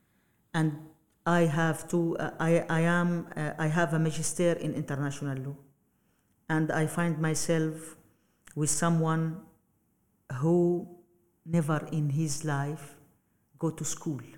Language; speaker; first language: English; non-native, learner; Arabic